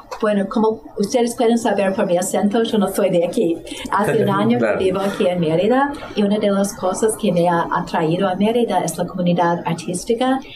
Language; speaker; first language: Spanish; non-native, fluent; English